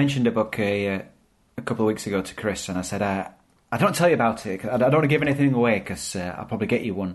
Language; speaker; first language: English; native; English